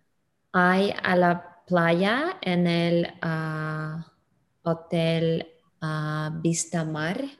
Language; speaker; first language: Spanish; non-native, learner; English